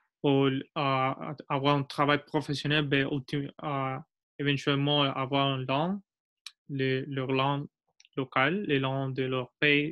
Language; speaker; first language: French; non-native, learner; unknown